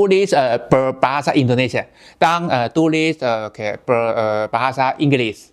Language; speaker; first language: Indonesian; non-native, learner; Chinese